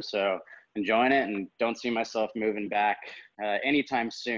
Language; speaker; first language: English; native; English